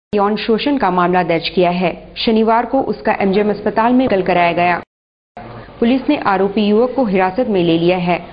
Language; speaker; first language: Hindi; native; Hindi